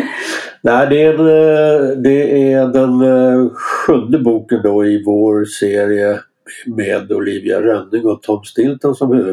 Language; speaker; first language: Swedish; native; Swedish